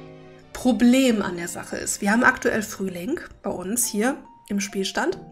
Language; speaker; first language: German; native; German